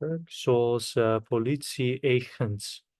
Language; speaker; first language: Dutch; non-native, learner; Korean